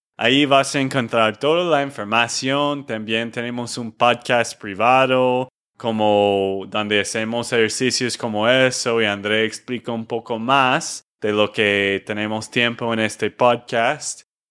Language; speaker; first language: Spanish; non-native, fluent; English